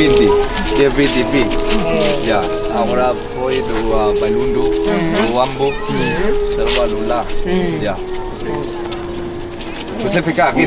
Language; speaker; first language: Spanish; non-native, learner; Vietnamese